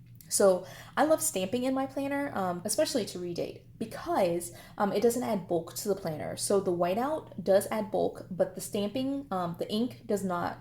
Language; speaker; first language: English; native; English